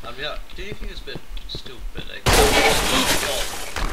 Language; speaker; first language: English; native; English